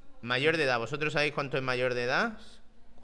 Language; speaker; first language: Spanish; native; Spanish